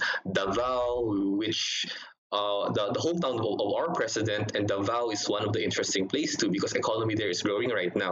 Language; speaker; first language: English; non-native, local second language; Hiligaynon